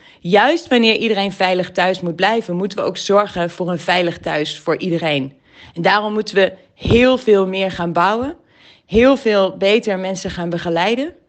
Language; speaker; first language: Dutch; native; Dutch